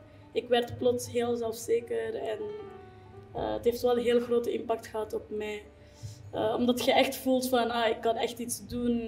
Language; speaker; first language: Dutch; non-native, fluent; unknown